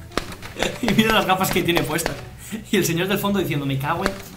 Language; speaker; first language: Spanish; native; Spanish